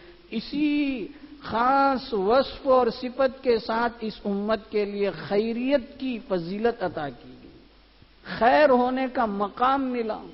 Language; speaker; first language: Urdu; native; Urdu